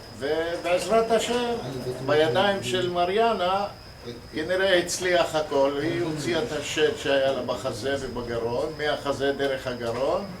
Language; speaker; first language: Hebrew; non-native, local second language; Arabic